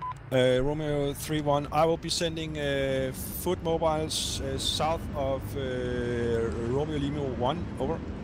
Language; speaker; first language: English; non-native, fluent; Danish